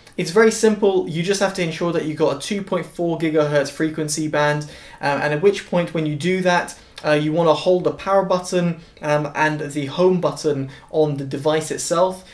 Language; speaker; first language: English; native; English